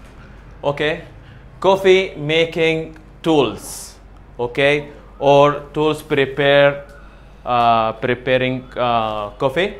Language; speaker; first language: English; non-native, learner; Arabic